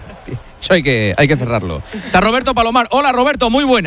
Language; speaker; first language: Spanish; native; Spanish